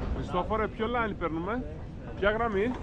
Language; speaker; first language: Greek; native; Greek